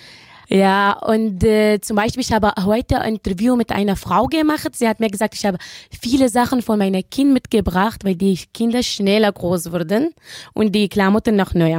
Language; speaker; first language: German; non-native, learner; Arabic